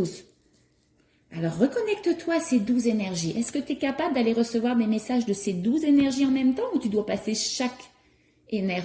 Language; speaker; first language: French; native; French